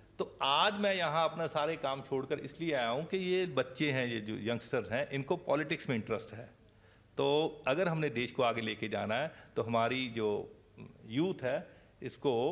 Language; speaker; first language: Hindi; non-native, local second language; Punjabi